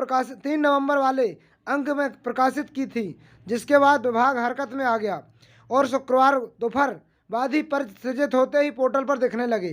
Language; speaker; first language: Hindi; native; Hindi